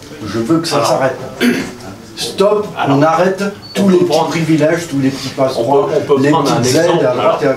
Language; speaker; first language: French; native; French